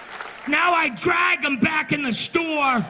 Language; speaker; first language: English; native; English